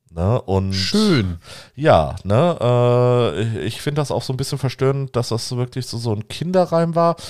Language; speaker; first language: German; native; German